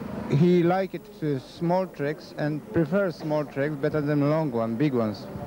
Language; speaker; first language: English; non-native, fluent; Polish